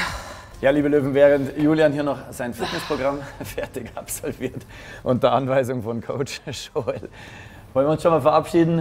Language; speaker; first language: German; native; German